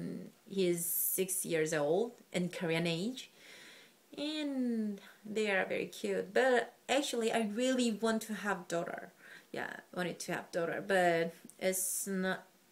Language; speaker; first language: English; non-native, learner; Korean